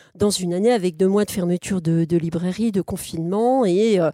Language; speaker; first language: French; native; French